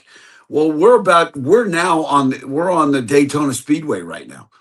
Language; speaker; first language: English; native; English